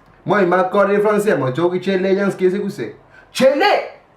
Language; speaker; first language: French; non-native, learner; Kabuverdianu